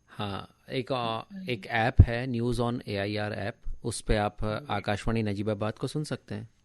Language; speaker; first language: Hindi; native; Hindi